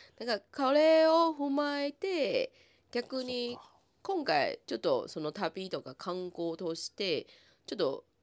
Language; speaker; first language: Japanese; non-native, fluent; Chinese